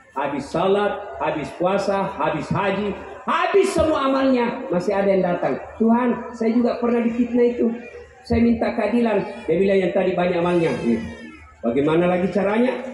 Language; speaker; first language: Indonesian; non-native, local second language; Buginese